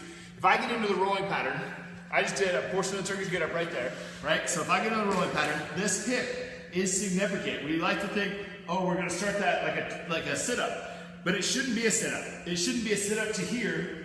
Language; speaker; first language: English; native; English